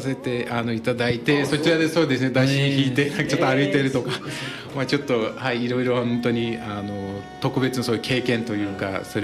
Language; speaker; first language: Japanese; non-native, fluent; Turkish